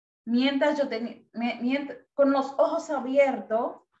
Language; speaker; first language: Spanish; non-native, fluent; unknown